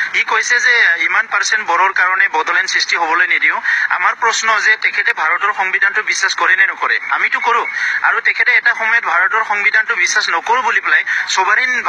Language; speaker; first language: Assamese; non-native, local second language; Bodo